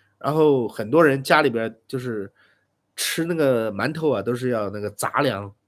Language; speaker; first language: Chinese; native; Chinese